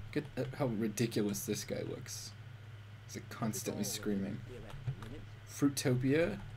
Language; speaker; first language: English; native; English